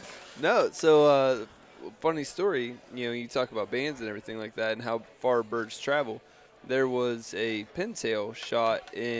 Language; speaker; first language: English; native; English